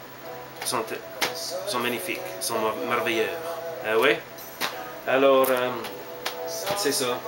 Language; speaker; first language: French; non-native, learner; English